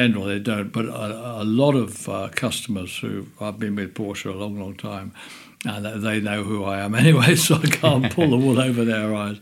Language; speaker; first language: English; native; English